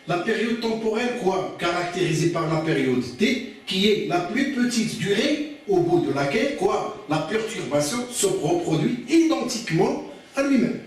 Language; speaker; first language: French; non-native, local second language; Arabic